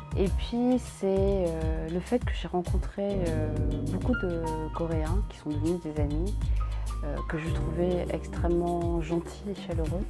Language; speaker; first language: French; early bilingual, other home language; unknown